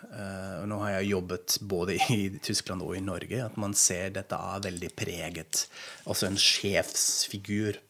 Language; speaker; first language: Norwegian; non-native, fluent; German